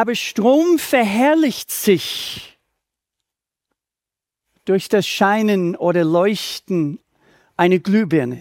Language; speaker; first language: German; native; German